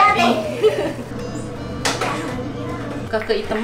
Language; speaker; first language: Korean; non-native, learner; Indonesian